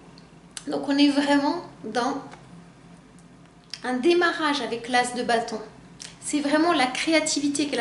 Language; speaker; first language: French; native; French